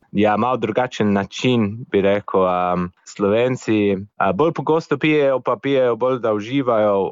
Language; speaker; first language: Slovenian; non-native, fluent; English